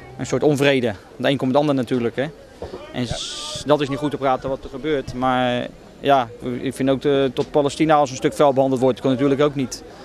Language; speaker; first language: Dutch; native; Dutch